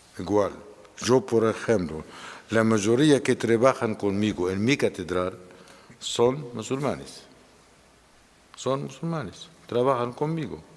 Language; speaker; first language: Spanish; non-native, fluent; Arabic